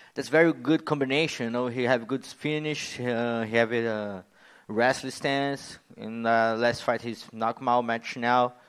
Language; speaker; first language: English; non-native, learner; Portuguese